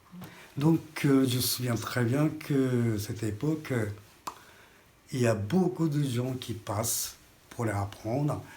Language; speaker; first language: French; non-native, learner; Japanese